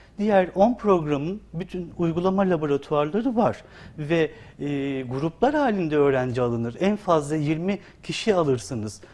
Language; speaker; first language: Turkish; native; Turkish